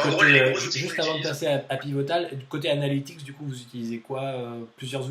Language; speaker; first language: French; native; French